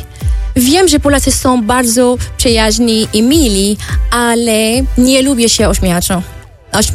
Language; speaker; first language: Polish; non-native, learner; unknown